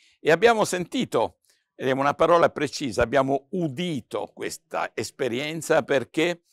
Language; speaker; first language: Italian; native; Italian